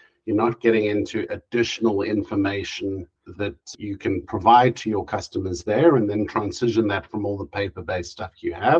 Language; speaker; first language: English; native; English